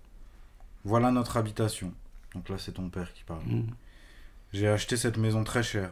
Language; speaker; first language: French; native; French